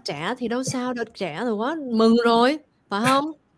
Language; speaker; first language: Vietnamese; early bilingual, heritage; Vietnamese